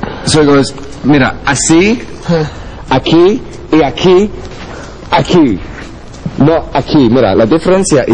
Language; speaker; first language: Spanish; non-native, learner; English